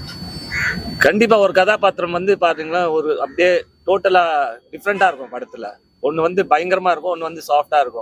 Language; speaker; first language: Tamil; native; Tamil